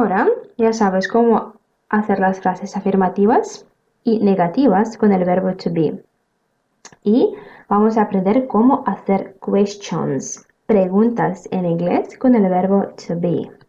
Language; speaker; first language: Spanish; non-native, fluent; Russian